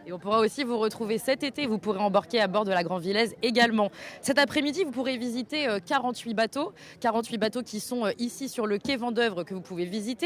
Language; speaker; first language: French; native; French